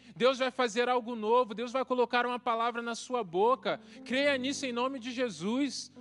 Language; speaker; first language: Portuguese; native; Portuguese